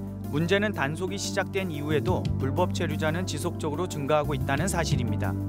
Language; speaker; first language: Korean; native; Korean